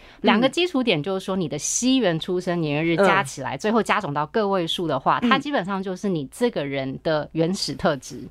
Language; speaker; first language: Chinese; native; Chinese